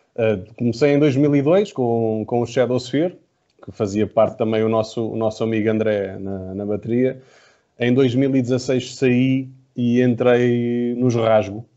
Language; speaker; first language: Portuguese; native; Portuguese